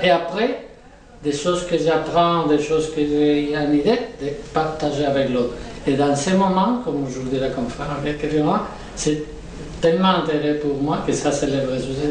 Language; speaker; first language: French; non-native, learner; Spanish